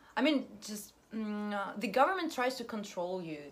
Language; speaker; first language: English; non-native, fluent; Russian